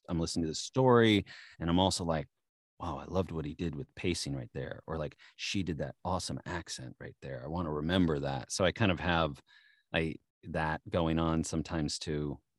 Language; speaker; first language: English; native; English